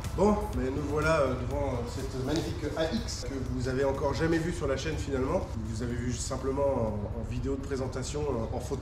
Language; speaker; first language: French; native; French